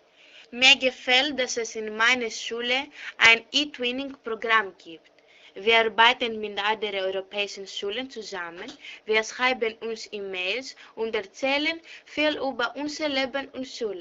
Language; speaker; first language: German; non-native, learner; Greek